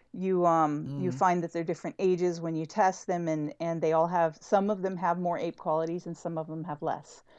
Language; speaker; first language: English; native; English